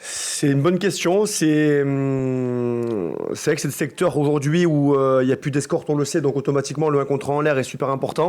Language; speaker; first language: French; native; French